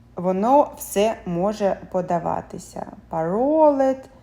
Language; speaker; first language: Ukrainian; native; Ukrainian